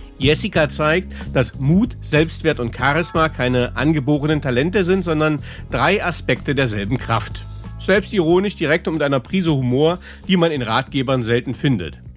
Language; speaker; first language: German; native; German